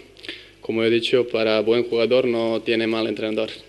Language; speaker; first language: Spanish; non-native, learner; Serbian